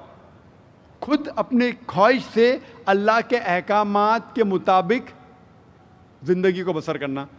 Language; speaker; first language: Hindi; native; Hindi